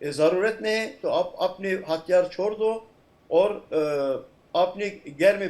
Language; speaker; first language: Hindi; non-native, fluent; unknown